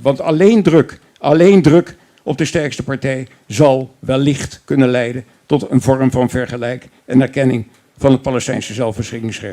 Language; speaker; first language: Dutch; native; Dutch